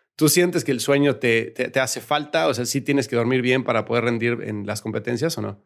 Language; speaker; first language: Spanish; native; Spanish